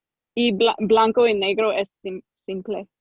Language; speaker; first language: Spanish; non-native, learner; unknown